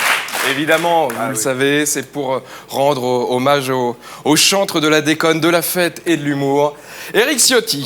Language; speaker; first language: French; native; French